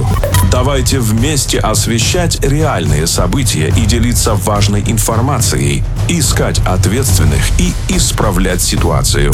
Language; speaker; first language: Russian; native; Russian